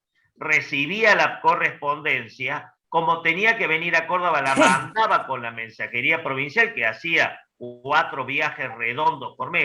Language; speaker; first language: Spanish; native; Spanish